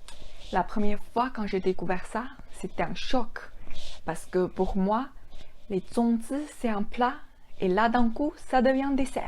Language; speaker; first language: French; non-native, fluent; Chinese